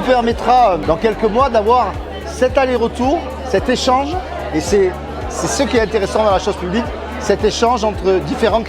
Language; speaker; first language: French; native; French